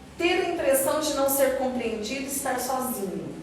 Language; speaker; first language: Portuguese; native; Portuguese